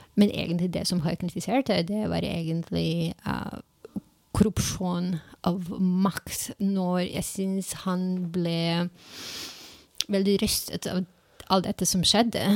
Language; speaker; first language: Norwegian; non-native, fluent; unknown